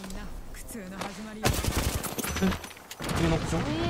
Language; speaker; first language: Japanese; native; Japanese